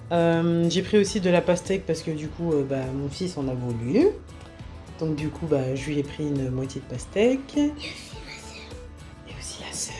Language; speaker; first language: French; native; French